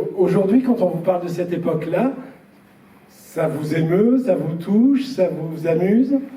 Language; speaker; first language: French; native; French